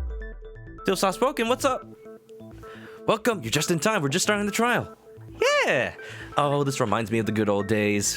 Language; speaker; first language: English; native; English